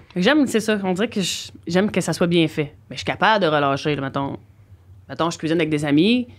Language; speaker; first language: French; native; French